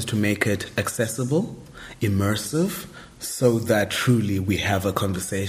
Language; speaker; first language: English; non-native, local second language; Xhosa